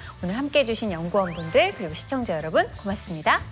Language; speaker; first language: Korean; native; Korean